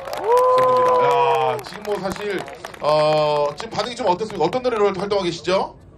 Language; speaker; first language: Korean; native; Korean